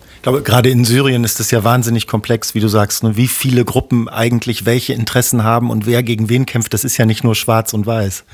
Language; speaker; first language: German; native; German